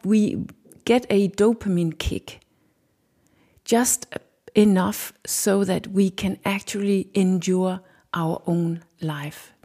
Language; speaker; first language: English; non-native, fluent; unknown